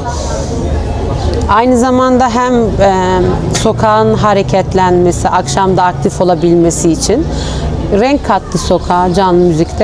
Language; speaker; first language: Turkish; early bilingual, heritage; Turkish